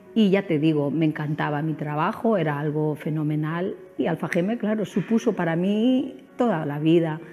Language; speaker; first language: Spanish; native; Spanish